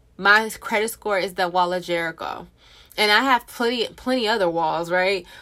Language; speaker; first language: English; native; English